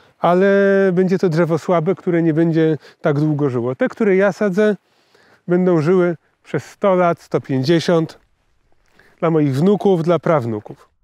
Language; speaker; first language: Polish; native; Polish